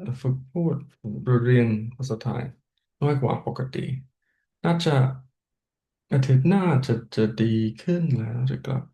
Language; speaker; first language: Thai; non-native, learner; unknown